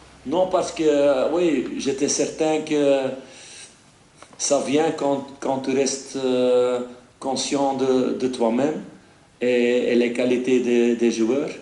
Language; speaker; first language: French; non-native, fluent; Dutch